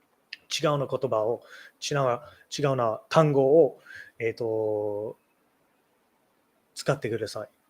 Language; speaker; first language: Japanese; non-native, learner; English